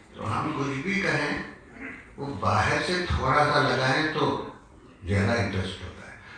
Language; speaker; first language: Hindi; non-native, local second language; Malayalam